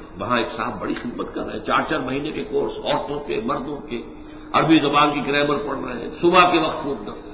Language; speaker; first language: Urdu; native; Urdu